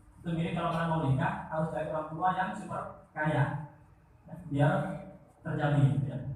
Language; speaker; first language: Indonesian; non-native, local second language; Madurese